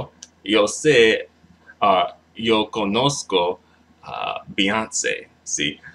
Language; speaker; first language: Spanish; non-native, learner; English